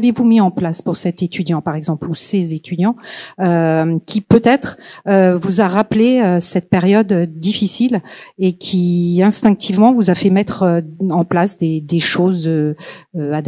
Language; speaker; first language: French; native; French